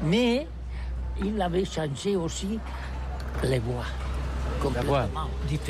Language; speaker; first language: French; non-native, learner; Catalan